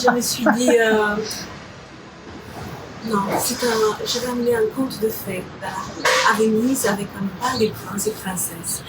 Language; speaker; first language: French; non-native, fluent; Romanian